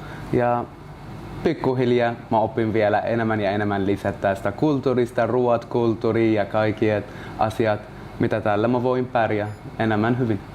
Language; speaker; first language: Finnish; non-native, learner; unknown